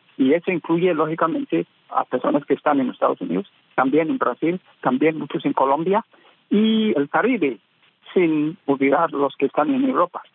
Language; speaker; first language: Spanish; non-native, fluent; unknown